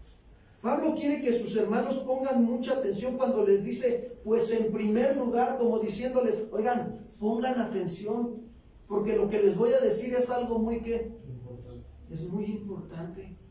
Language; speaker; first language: Spanish; native; Spanish